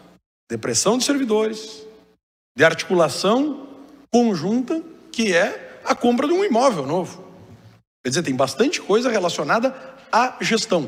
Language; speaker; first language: Portuguese; native; Portuguese